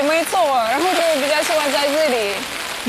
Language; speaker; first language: Chinese; non-native, fluent; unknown